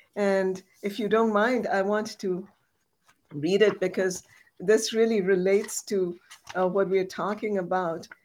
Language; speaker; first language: English; non-native, local second language; Bangla